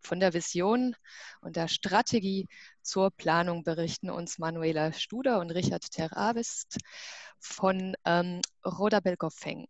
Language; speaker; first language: German; native; German